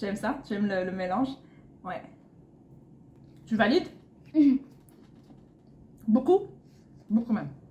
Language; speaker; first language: French; non-native, local second language; Arabic